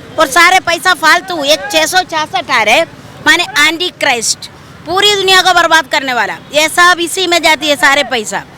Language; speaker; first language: Hindi; non-native, local second language; Malayalam